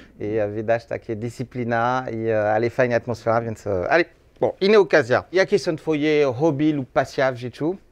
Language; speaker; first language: Polish; non-native, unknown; French